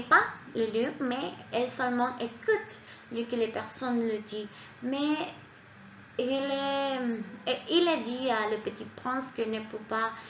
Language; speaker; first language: French; non-native, learner; Spanish